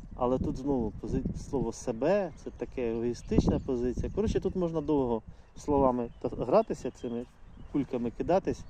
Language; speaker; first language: Ukrainian; non-native, local second language; Russian